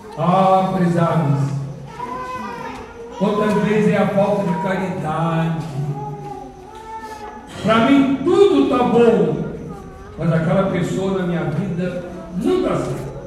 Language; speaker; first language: Portuguese; native; Portuguese